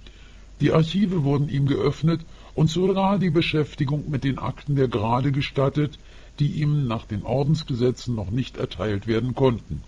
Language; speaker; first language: German; native; German